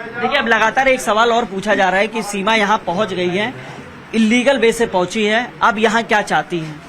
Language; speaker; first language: Hindi; native; Hindi